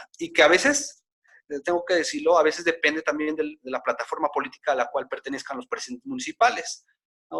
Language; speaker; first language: Spanish; native; Spanish